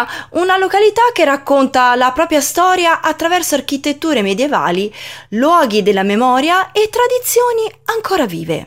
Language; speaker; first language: Italian; native; Italian